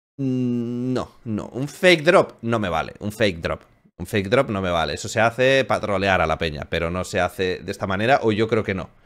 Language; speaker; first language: Spanish; native; Spanish